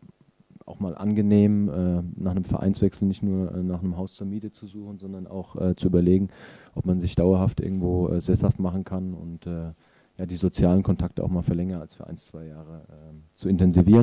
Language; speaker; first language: German; native; German